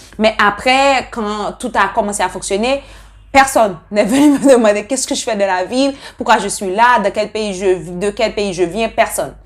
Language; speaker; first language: French; non-native, local second language; Haitian Creole